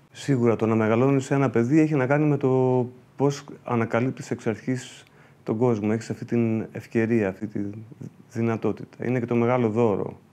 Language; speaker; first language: Greek; early bilingual, heritage; Greek